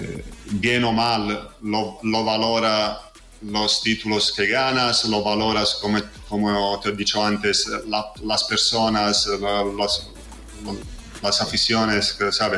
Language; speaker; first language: Spanish; non-native, fluent; Italian